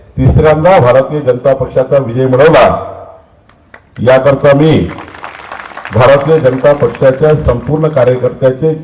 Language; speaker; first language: Marathi; native; Marathi